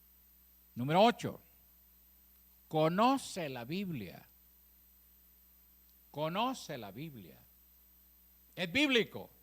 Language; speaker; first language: Spanish; native; Spanish